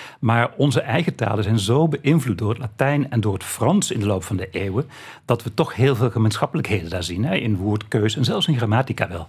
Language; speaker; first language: Dutch; native; Dutch